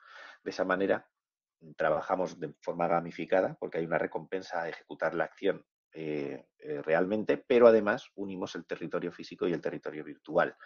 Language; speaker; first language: Spanish; native; Spanish